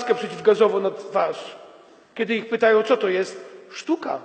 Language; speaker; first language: Polish; native; Polish